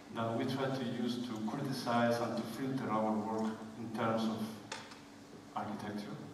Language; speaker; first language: English; non-native, fluent; Spanish